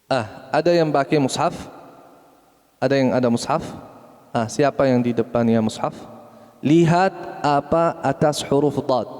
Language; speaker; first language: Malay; non-native, fluent; Arabic